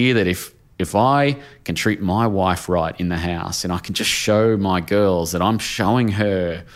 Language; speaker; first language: English; native; English